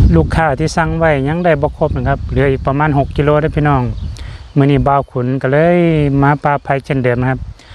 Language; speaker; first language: Thai; native; Thai